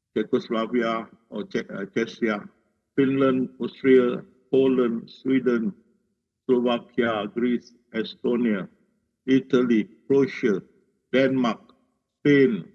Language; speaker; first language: English; non-native, local second language; Malay